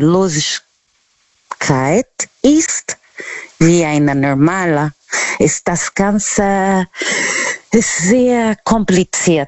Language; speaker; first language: German; non-native, learner; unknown